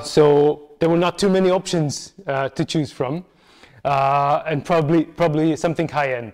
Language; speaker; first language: English; non-native, fluent; Hungarian